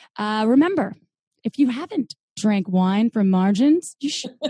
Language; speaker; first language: English; native; English